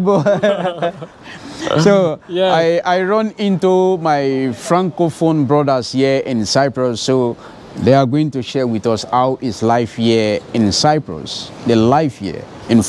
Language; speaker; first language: English; non-native, fluent; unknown